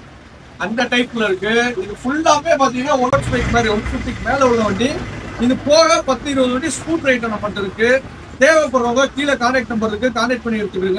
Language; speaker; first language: Tamil; native; Tamil